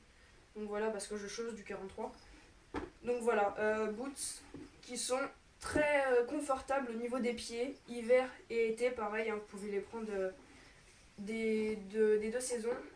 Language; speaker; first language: French; native; French